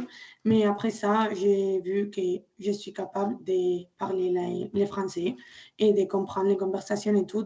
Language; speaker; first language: French; non-native, learner; Spanish